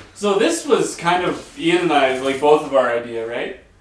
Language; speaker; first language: English; native; English